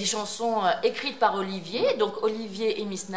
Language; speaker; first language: French; native; French